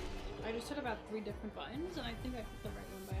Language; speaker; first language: English; native; English